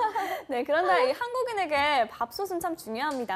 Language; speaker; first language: Korean; native; Korean